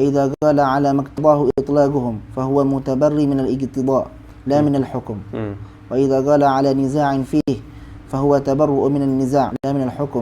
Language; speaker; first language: Arabic; non-native, fluent; Malay